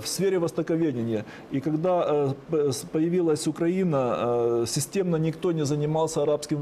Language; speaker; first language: Russian; native; Russian